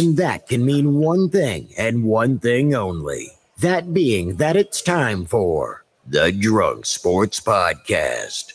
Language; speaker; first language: English; native; English